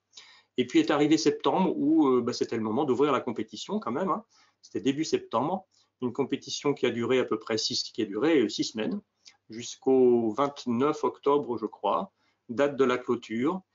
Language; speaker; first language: French; native; French